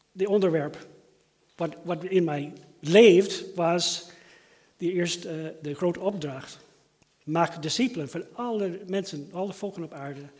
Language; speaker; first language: Dutch; non-native, fluent; English